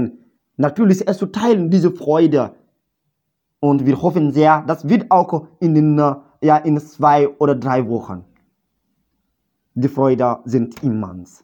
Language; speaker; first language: German; non-native, learner; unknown